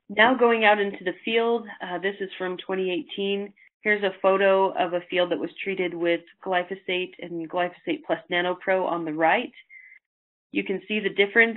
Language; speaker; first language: English; native; English